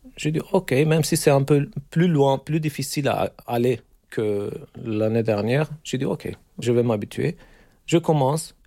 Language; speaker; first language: French; non-native, learner; Turkish